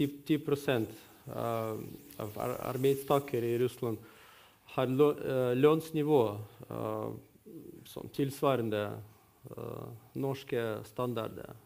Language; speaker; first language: Norwegian; non-native, fluent; Russian